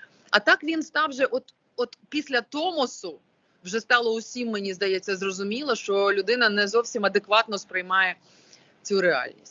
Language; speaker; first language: Ukrainian; non-native, local second language; Russian